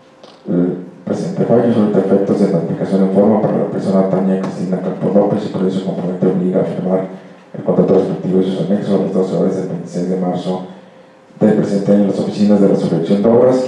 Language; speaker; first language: Spanish; native; Spanish